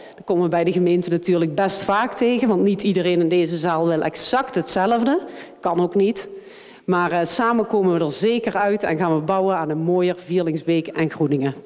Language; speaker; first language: Dutch; native; Dutch